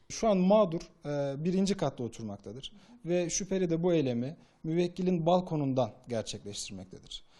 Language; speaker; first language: Turkish; native; Turkish